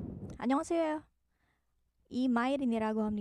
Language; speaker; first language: Korean; non-native, learner; Filipino